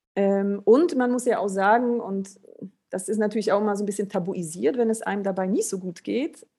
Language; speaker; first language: German; early bilingual, other home language; Polish